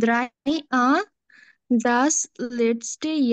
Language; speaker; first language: German; non-native, learner; Bangla